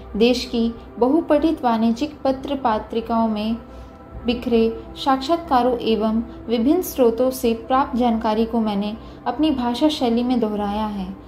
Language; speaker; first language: Hindi; native; Hindi